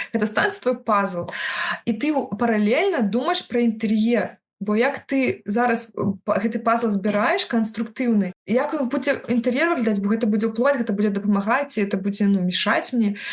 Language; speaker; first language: Belarusian; native; Belarusian